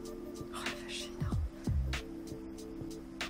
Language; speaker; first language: French; native; French